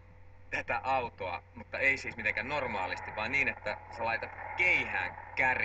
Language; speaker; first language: Finnish; native; Finnish